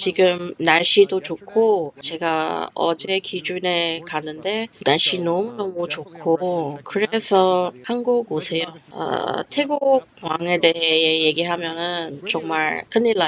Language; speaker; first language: Korean; non-native, fluent; English